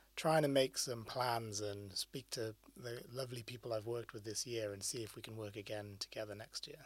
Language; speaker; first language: English; native; English